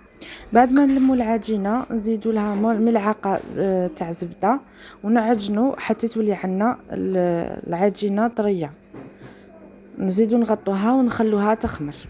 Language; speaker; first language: Arabic; native; Arabic